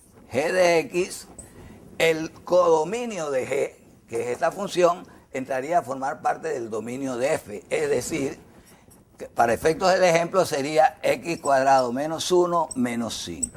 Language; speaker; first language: Spanish; native; Spanish